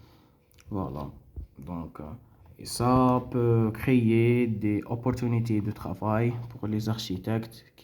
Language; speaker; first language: French; non-native, local second language; Arabic